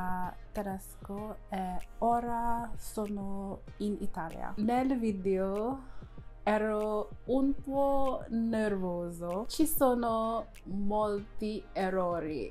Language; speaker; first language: Italian; non-native, learner; English